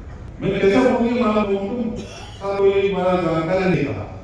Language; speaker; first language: Hindi; non-native, learner; Bangla